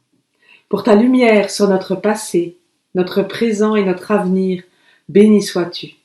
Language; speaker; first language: French; native; French